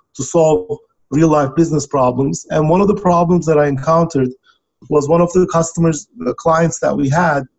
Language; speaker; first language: English; non-native, fluent; Turkish